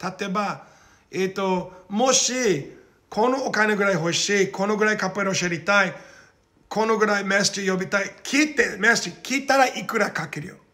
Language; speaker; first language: Japanese; non-native, learner; Portuguese